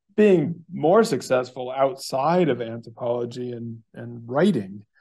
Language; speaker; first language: English; native; English